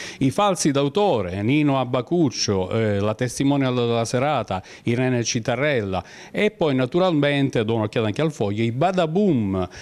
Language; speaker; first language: Italian; native; Italian